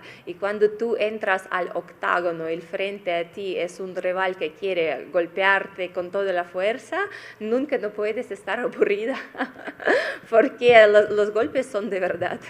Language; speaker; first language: Spanish; non-native, fluent; Russian